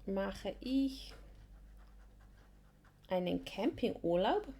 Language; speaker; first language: German; non-native, fluent; English